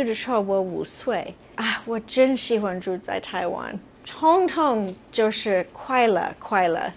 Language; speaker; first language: Chinese; early bilingual, other home language; English